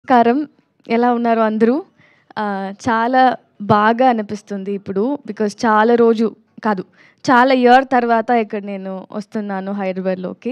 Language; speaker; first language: Telugu; non-native, learner; Tamil